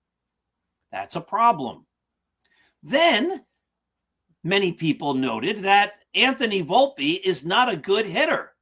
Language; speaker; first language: English; native; English